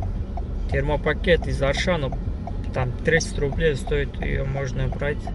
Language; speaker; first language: Russian; non-native, learner; Kyrgyz